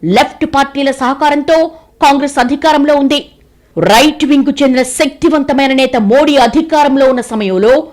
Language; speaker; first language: Telugu; native; Telugu